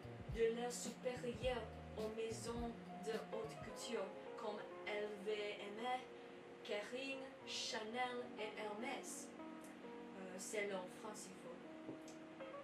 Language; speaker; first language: French; non-native, learner; English